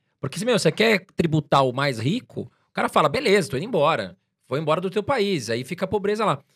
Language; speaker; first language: Portuguese; native; Portuguese